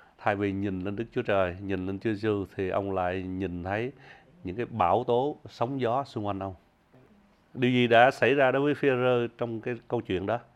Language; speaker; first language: Vietnamese; early bilingual, heritage; Vietnamese